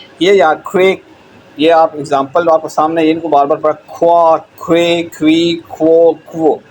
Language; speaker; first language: Urdu; non-native, local second language; Punjabi